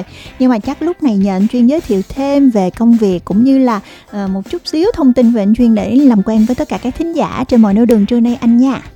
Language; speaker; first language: Vietnamese; native; Vietnamese